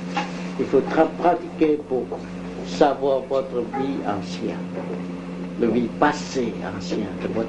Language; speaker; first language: French; non-native, local second language; Vietnamese